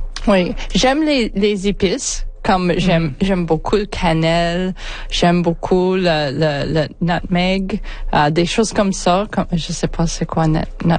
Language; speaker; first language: French; non-native, learner; English